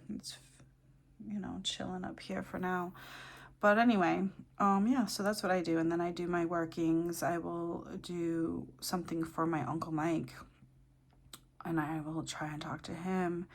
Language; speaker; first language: English; native; English